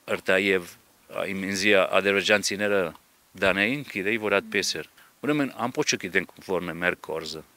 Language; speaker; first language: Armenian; early bilingual, heritage; Armenian